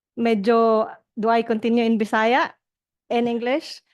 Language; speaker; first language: English; non-native, local second language; Cebuano